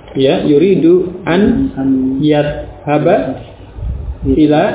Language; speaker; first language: Arabic; non-native, fluent; Indonesian